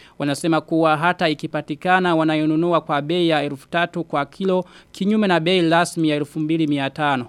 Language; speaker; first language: Swahili; non-native, local second language; Rundi